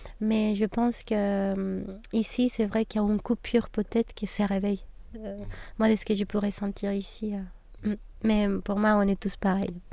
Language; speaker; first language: French; non-native, fluent; Spanish